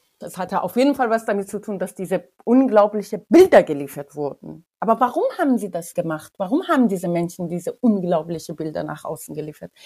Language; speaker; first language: German; non-native, fluent; Persian